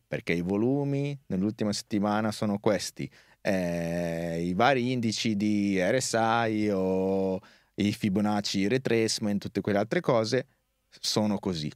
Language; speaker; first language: Italian; native; Italian